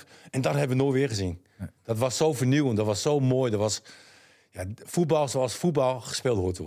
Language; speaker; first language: Dutch; native; Dutch